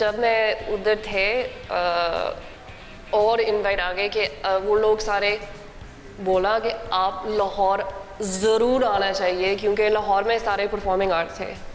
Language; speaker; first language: Hindi; non-native, learner; English